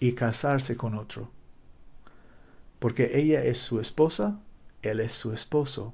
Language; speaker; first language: Spanish; non-native, learner; English